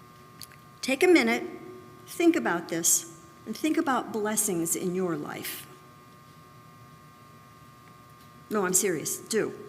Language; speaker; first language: English; native; English